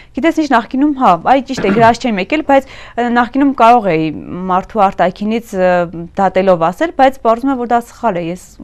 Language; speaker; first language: Armenian; native; Armenian